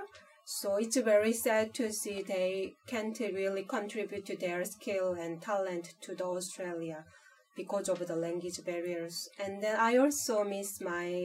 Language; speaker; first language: English; non-native, fluent; Korean